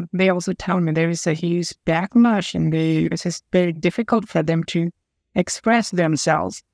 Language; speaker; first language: English; non-native, local second language; Nepali